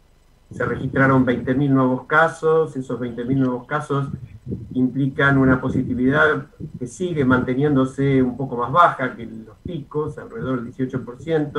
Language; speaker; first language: Spanish; native; Spanish